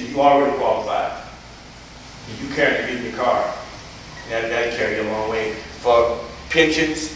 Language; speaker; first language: English; native; English